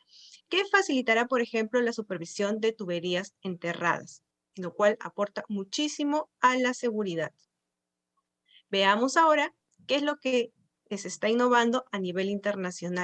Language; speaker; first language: Spanish; native; Spanish